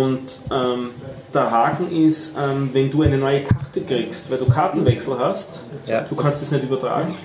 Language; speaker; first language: German; native; German